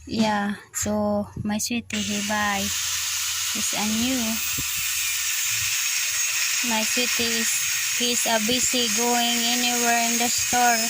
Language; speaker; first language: English; non-native, learner; Cebuano